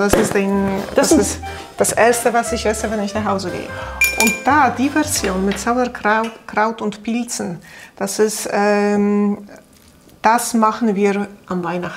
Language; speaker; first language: German; non-native, fluent; Polish